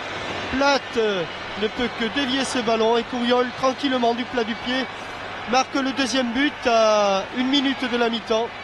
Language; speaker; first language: French; native; French